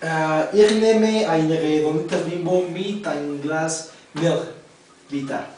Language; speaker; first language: German; non-native, learner; Spanish